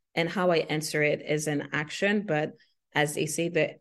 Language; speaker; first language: English; non-native, fluent; Haitian Creole